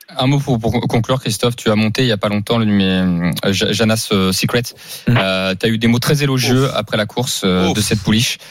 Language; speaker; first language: French; native; French